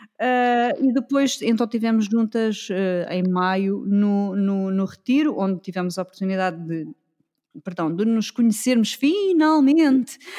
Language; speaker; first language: Portuguese; native; Portuguese